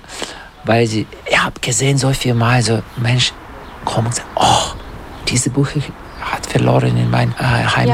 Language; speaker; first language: German; non-native, learner; Russian